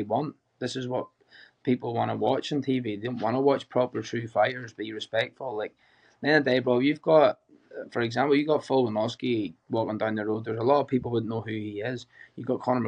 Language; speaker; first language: English; native; English